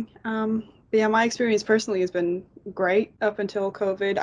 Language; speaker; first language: English; non-native, fluent; Norwegian